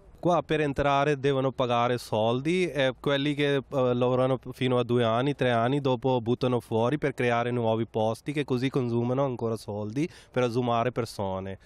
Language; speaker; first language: Italian; non-native, fluent; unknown